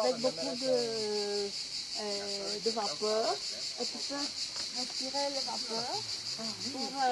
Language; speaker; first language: French; non-native, learner; Greek